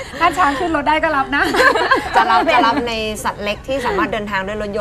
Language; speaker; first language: Thai; native; Thai